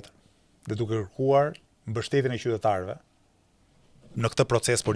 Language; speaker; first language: Albanian; native; Albanian